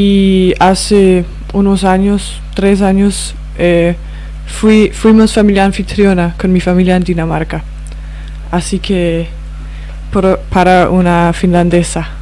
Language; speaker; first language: Spanish; non-native, fluent; Danish